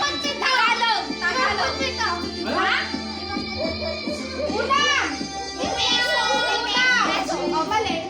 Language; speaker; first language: Filipino; non-native, local second language; Cebuano